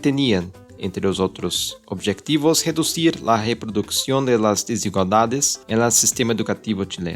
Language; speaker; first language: Portuguese; non-native, learner; Spanish